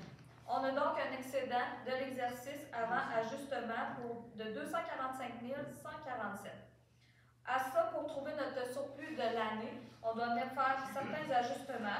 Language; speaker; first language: French; native; French